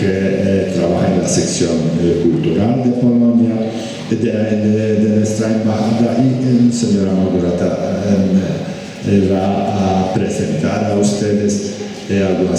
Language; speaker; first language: Spanish; non-native, fluent; Polish